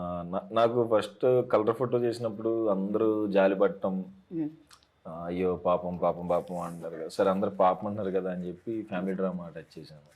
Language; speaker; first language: Telugu; native; Telugu